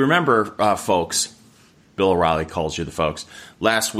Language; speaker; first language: English; native; English